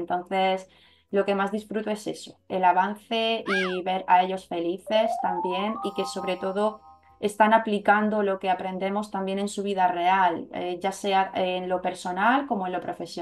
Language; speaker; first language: Spanish; native; Spanish